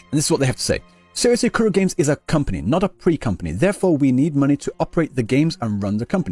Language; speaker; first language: English; native; English